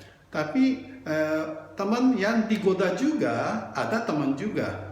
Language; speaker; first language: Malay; non-native, fluent; Japanese